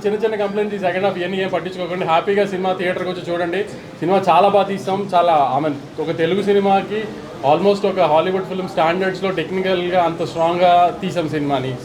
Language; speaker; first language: Telugu; native; Telugu